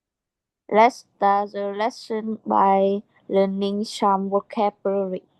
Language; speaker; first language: English; non-native, learner; Vietnamese